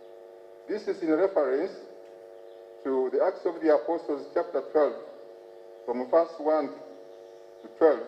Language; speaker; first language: English; non-native, local second language; Ganda